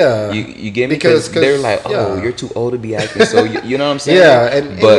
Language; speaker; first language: English; native; English